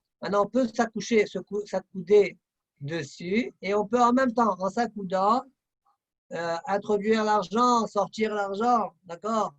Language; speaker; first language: French; native; French